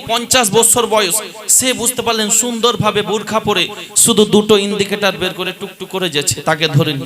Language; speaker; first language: Bangla; native; Bangla